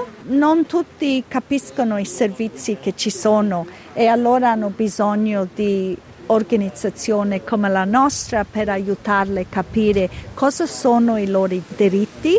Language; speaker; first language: Italian; early bilingual, heritage; Italian